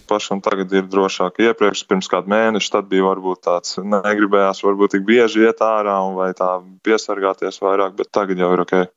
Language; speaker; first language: Latvian; native; Latvian